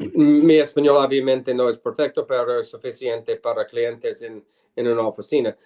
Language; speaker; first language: Spanish; non-native, learner; English